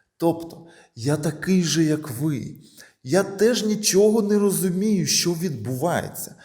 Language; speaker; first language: Ukrainian; non-native, local second language; Russian